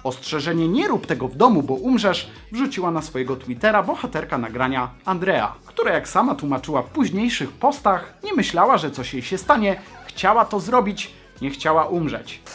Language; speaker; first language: Polish; native; Polish